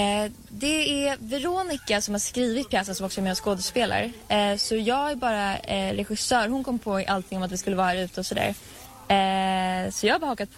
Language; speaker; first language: Swedish; native; Swedish